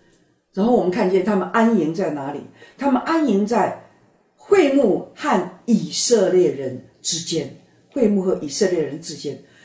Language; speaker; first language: Chinese; native; Chinese